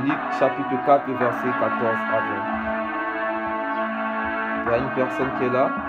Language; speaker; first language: French; non-native, local second language; Swahili